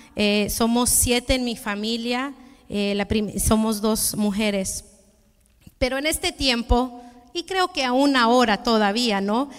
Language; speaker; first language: Spanish; early bilingual, heritage; Spanish